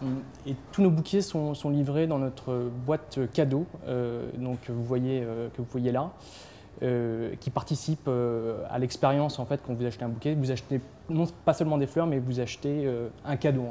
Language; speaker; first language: French; native; French